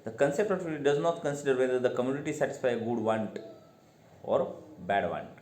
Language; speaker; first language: English; non-native, local second language; Marathi